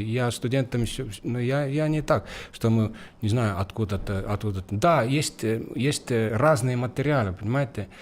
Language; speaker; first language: Russian; non-native, fluent; Estonian